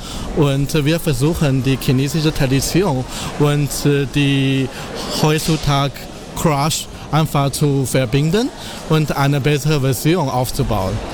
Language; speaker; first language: German; non-native, fluent; Chinese